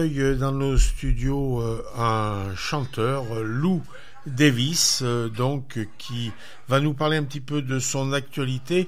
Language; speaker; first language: French; native; French